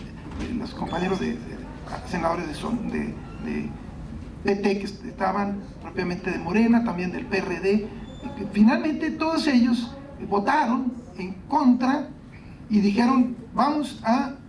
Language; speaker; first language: Spanish; native; Spanish